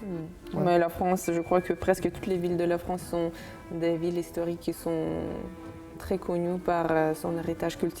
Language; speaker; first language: French; non-native, fluent; Uzbek